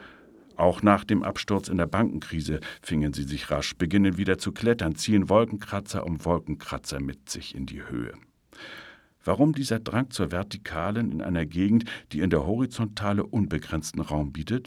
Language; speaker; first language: German; native; German